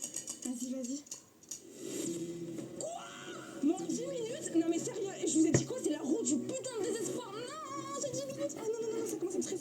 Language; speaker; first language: French; native; French